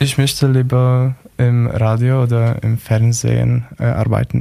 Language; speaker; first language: German; non-native, learner; Polish